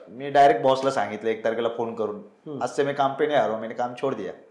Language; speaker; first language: Hindi; non-native, local second language; Marathi